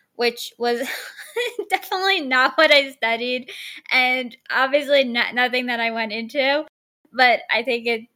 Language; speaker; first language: English; native; English